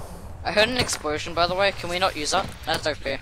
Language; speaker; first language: English; native; English